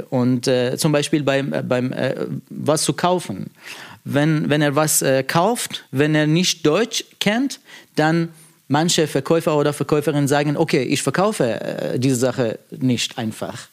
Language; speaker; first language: German; non-native, fluent; Persian